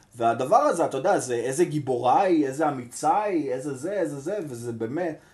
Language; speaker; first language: Hebrew; native; Hebrew